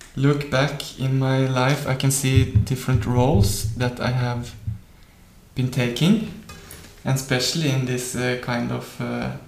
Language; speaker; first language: English; non-native, fluent; Norwegian